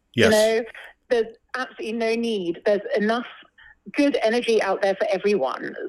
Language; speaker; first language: English; native; English